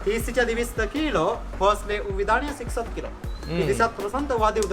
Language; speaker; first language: Russian; non-native, learner; Sinhala